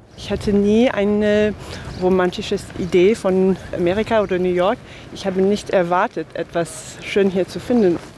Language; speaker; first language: German; non-native, fluent; English